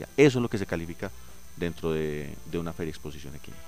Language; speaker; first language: Spanish; native; Spanish